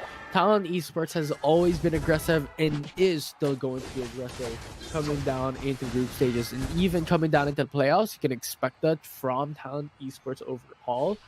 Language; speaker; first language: English; non-native, local second language; Filipino